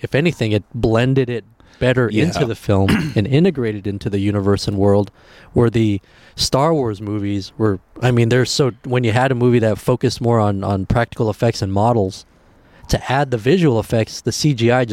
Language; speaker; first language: English; early bilingual, other home language; Spanish